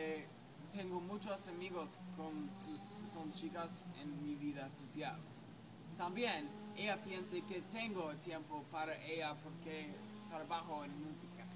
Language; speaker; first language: Spanish; non-native, learner; English